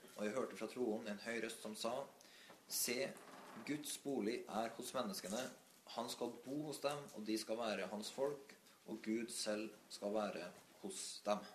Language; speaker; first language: Norwegian; native; Norwegian